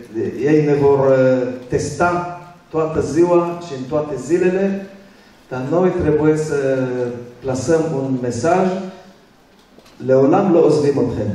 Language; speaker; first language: Romanian; early bilingual, other home language; Hebrew